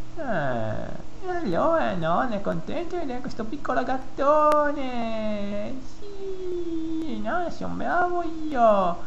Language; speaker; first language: Italian; native; Italian